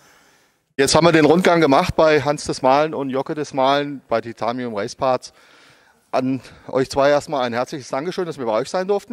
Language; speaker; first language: German; native; German